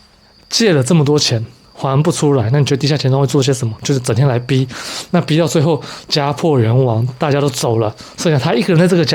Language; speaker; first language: Chinese; native; Chinese